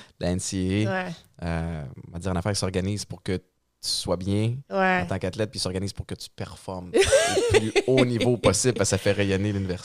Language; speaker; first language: French; native; French